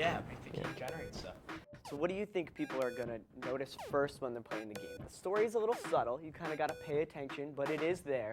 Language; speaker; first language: English; native; English